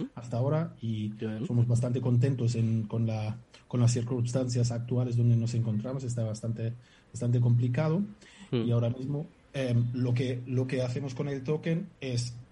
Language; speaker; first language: Spanish; non-native, fluent; German